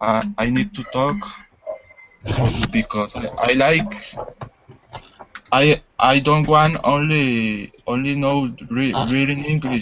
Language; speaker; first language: English; non-native, learner; Spanish